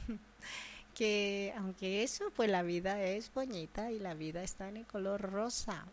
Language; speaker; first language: Spanish; non-native, fluent; Japanese